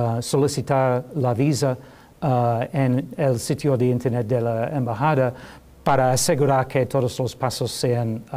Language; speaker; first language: Spanish; non-native, learner; English